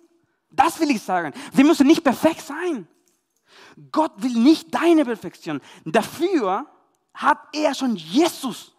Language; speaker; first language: German; non-native, learner; Spanish